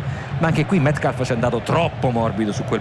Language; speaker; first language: Italian; native; Italian